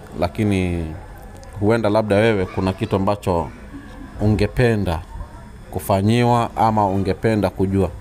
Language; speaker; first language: Swahili; native; Swahili